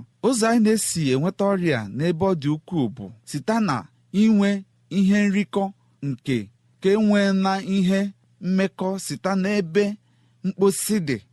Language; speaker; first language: Igbo; native; Igbo